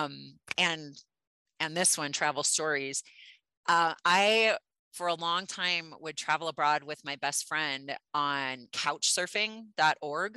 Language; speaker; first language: English; native; English